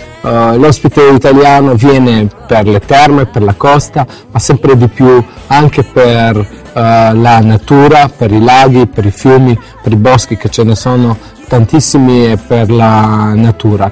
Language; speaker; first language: Italian; non-native, fluent; Slovenian